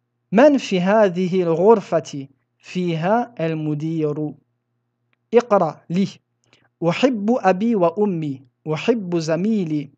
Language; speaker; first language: Arabic; non-native, fluent; French